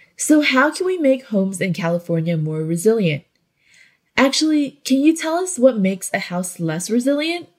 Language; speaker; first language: English; native; English